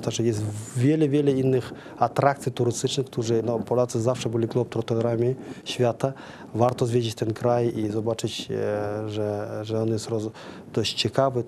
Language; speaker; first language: Polish; non-native, fluent; Kazakh